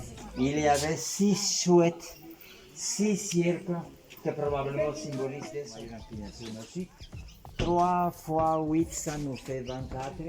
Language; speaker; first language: French; non-native, learner; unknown